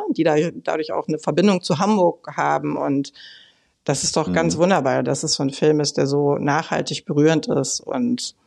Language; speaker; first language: German; native; German